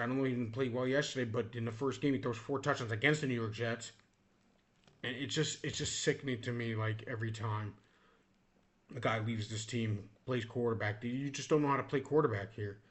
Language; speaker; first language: English; native; English